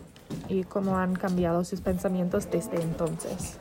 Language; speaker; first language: Spanish; non-native, learner; English